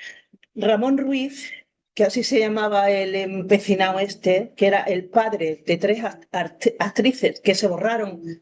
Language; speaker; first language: Spanish; native; Spanish